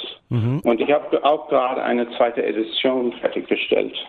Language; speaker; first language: German; early bilingual, heritage; German